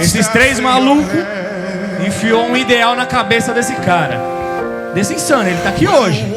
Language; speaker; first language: Portuguese; native; Portuguese